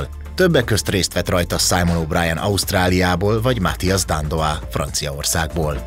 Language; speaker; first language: Hungarian; native; Hungarian